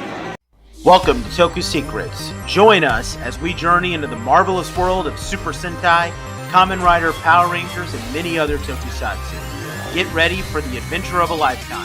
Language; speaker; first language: English; native; English